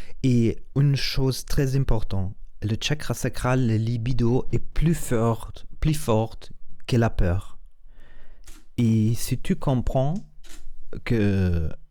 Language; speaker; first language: French; non-native, learner; Spanish